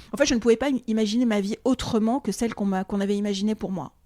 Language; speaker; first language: French; early bilingual, other home language; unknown